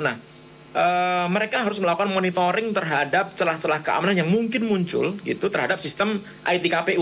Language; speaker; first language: Indonesian; native; Indonesian